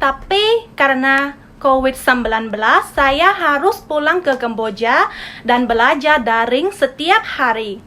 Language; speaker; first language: Indonesian; non-native, learner; Khmer